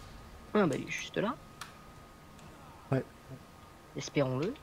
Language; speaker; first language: French; native; French